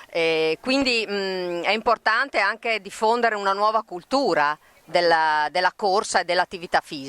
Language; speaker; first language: Italian; native; Italian